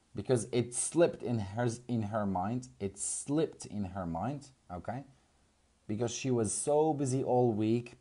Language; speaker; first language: English; non-native, fluent; Central Kurdish